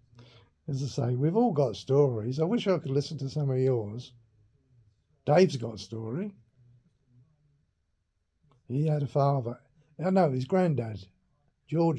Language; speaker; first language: English; native; English